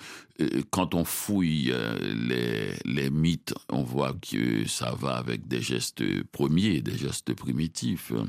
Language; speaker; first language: French; non-native, local second language; Haitian Creole